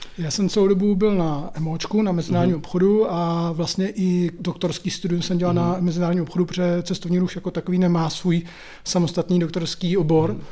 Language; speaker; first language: Czech; native; Czech